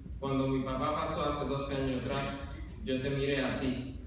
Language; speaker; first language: Spanish; early bilingual, other home language; English